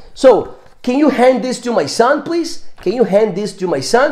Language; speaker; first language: English; non-native, fluent; Portuguese